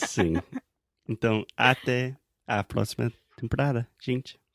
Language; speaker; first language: Portuguese; non-native, fluent; English